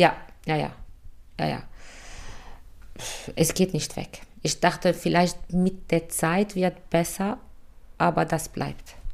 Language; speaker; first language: German; non-native, fluent; Arabic